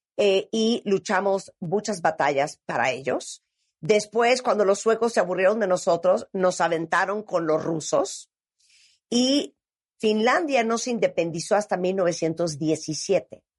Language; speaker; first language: Spanish; native; Spanish